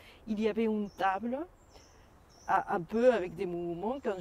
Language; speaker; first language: French; non-native, fluent; Spanish